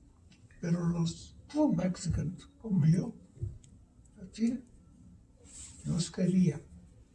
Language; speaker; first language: Spanish; early bilingual, heritage; Spanish